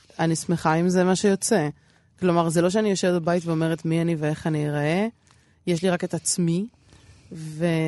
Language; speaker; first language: Hebrew; early bilingual, other home language; Russian